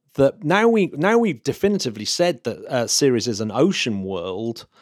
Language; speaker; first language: English; native; English